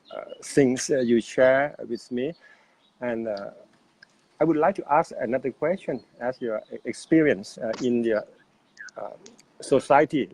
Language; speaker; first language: English; non-native, fluent; Thai